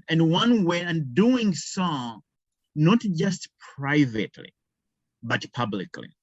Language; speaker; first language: English; non-native, local second language; Ganda